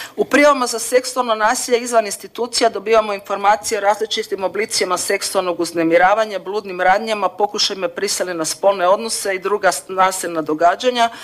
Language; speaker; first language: Croatian; native; Croatian